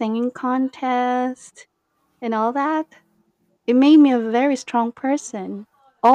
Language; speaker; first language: English; non-native, local second language; Iloko